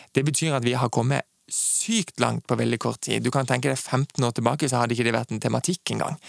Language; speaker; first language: Norwegian; native; Norwegian